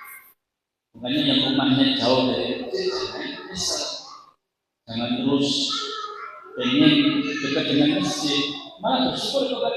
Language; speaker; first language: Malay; non-native, local second language; Javanese